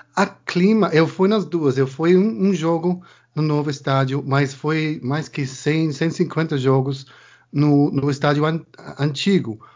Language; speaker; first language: Portuguese; non-native, learner; English